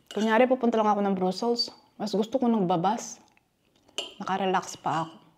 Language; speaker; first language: Filipino; non-native, local second language; Pampanga